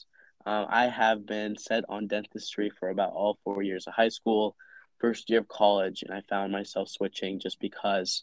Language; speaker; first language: English; native; English